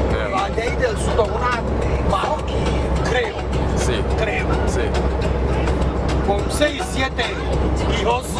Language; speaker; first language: Spanish; non-native, fluent; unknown